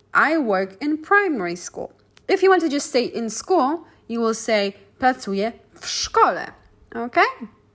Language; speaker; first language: English; non-native, fluent; Polish